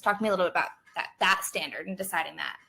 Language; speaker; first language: English; native; English